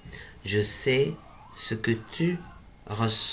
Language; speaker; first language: French; non-native, fluent; Arabic